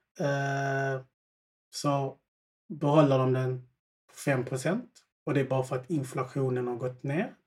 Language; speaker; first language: Swedish; early bilingual, other home language; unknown